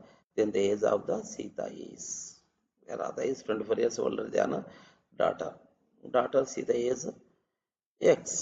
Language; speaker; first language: English; non-native, local second language; Telugu